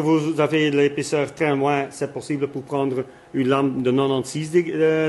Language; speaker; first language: French; non-native, local second language; Dutch